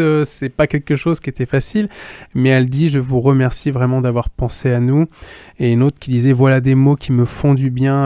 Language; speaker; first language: French; native; French